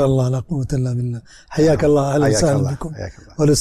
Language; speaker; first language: Arabic; native; Arabic